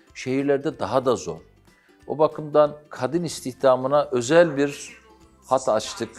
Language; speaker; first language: Turkish; native; Turkish